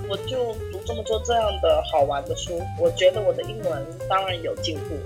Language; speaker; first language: Chinese; early bilingual, heritage; English